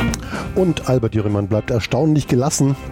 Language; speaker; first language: German; native; German